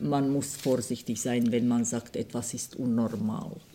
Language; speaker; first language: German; non-native, fluent; Croatian